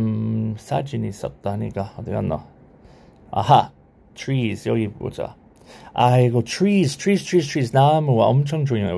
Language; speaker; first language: Korean; non-native, learner; English